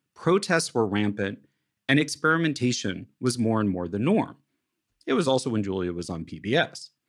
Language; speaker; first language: English; native; English